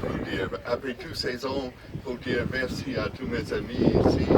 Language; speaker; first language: French; non-native, fluent; English